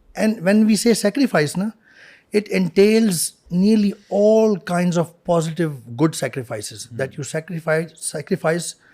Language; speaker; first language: English; non-native, local second language; Urdu